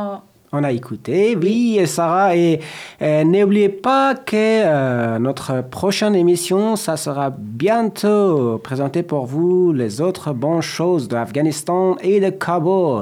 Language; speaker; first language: French; non-native, learner; Persian